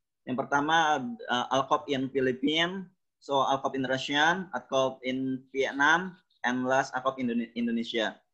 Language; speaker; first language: English; non-native, learner; Indonesian